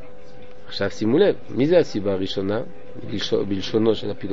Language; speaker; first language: Hebrew; non-native, fluent; French